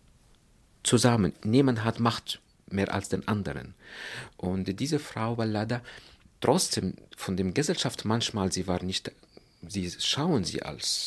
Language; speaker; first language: German; non-native, fluent; Arabic